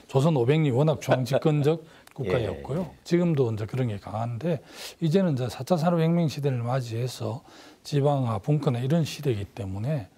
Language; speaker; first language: Korean; native; Korean